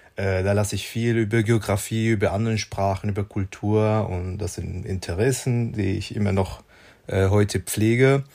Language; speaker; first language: German; non-native, fluent; Spanish